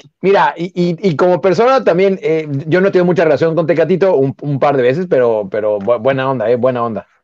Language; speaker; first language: Spanish; native; Spanish